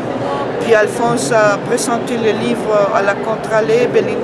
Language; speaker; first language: French; non-native, fluent; Spanish